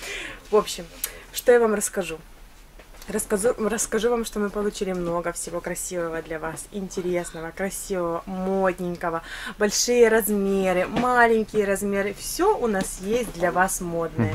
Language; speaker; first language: Russian; native; Russian